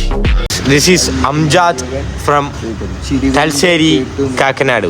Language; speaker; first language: English; non-native, local second language; Malayalam